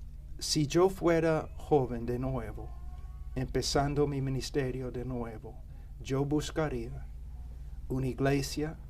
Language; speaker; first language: Spanish; non-native, fluent; English